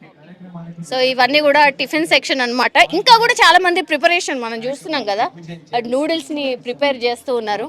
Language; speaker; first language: Telugu; native; Telugu